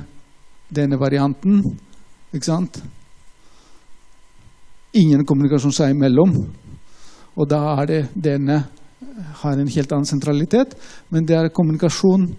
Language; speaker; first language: Norwegian; non-native, fluent; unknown